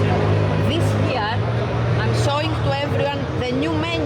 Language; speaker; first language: English; non-native, learner; Serbian